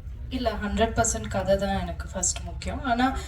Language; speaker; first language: Tamil; non-native, local second language; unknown